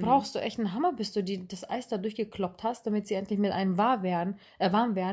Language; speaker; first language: German; native; German